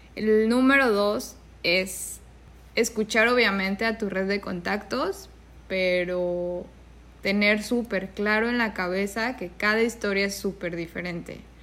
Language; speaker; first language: Spanish; native; Spanish